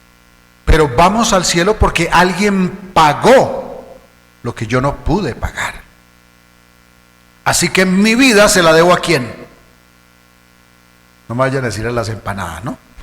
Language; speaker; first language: Spanish; native; Spanish